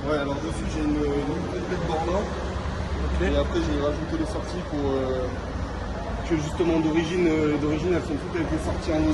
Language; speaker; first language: French; native; French